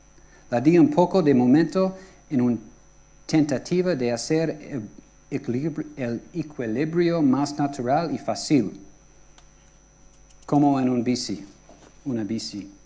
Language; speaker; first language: Spanish; non-native, fluent; English